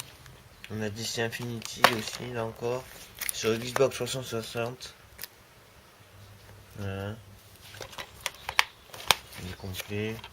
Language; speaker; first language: French; native; French